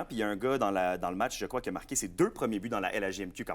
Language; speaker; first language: French; native; French